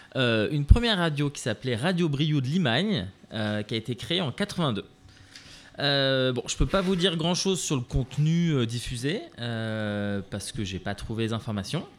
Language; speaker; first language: French; native; French